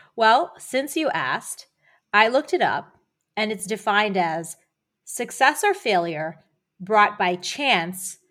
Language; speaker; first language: English; native; English